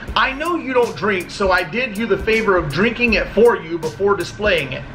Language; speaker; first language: English; native; English